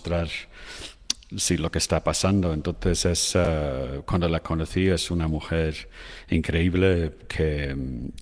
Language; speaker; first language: Spanish; non-native, fluent; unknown